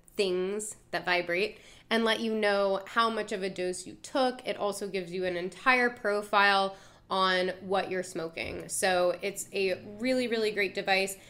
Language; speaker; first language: English; native; English